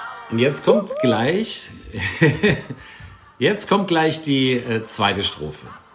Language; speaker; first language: German; native; German